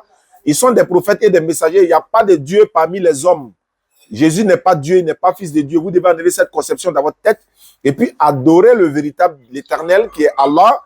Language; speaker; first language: French; non-native, local second language; Dyula